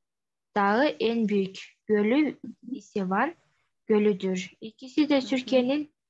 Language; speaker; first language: Turkish; non-native, learner; Kyrgyz